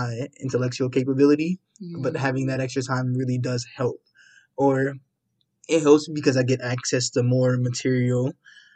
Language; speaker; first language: English; native; English